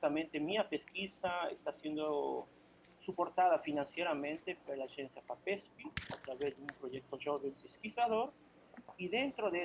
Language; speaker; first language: Portuguese; non-native, fluent; Spanish